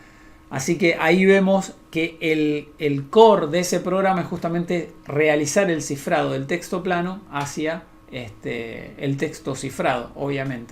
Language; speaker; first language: Spanish; native; Spanish